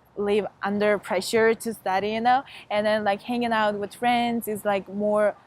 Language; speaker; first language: English; non-native, fluent; Mongolian